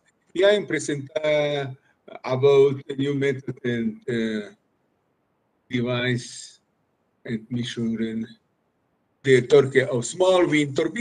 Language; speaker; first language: English; non-native, learner; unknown